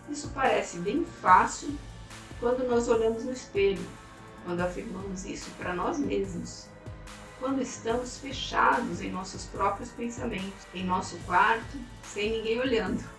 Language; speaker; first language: Portuguese; native; Portuguese